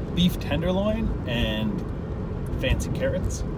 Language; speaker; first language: English; native; English